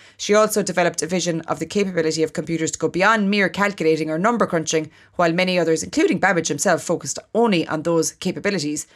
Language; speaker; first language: English; native; English